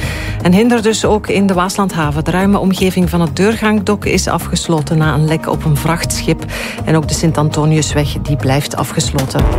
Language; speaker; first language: Dutch; native; Dutch